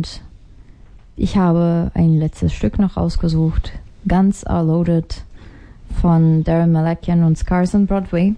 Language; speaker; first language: German; native; German